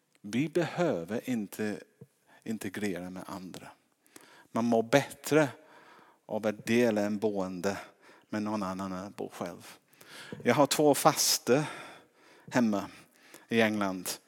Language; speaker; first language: Swedish; non-native, fluent; English